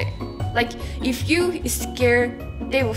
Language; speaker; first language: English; non-native, learner; Mongolian